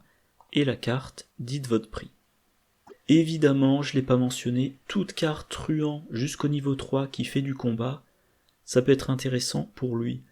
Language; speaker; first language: French; native; French